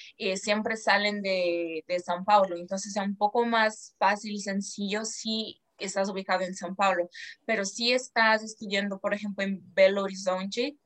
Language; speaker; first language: Spanish; non-native, fluent; Portuguese